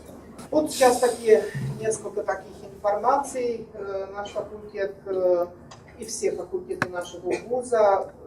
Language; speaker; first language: Russian; non-native, fluent; Czech